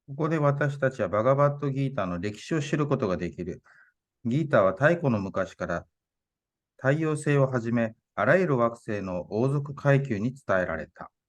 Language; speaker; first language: Japanese; native; Japanese